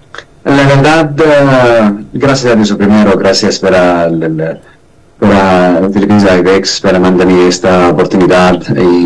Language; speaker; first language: Spanish; non-native, learner; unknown